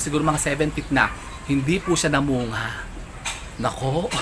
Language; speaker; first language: Filipino; native; Filipino